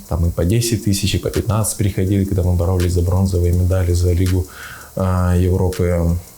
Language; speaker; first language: Russian; native; Russian